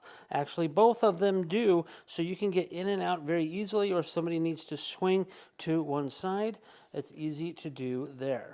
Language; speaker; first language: English; native; English